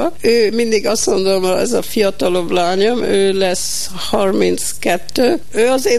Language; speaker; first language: Hungarian; early bilingual, heritage; Hungarian